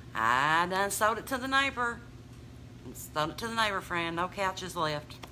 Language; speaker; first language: English; native; English